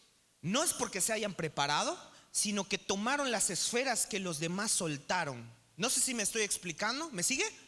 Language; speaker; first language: Spanish; native; Spanish